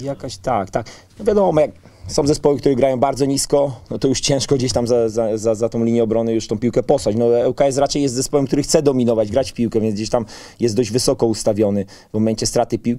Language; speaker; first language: Polish; native; Polish